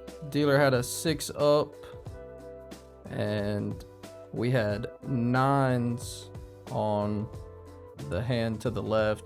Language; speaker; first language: English; native; English